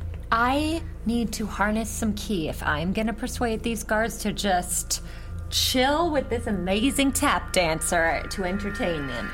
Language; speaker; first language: English; native; English